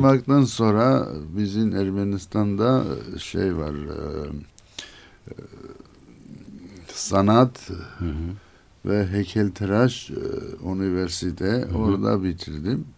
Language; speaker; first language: Turkish; non-native, learner; Armenian